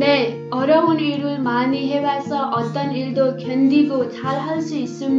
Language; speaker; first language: Korean; non-native, learner; Nepali